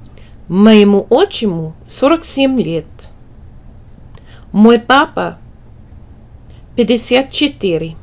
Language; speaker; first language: Russian; non-native, fluent; English